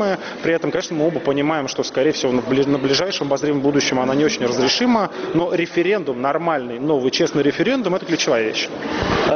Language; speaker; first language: Russian; native; Russian